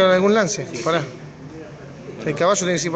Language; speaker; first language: Spanish; native; Spanish